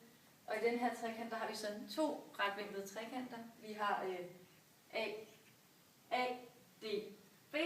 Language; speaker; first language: Danish; native; Danish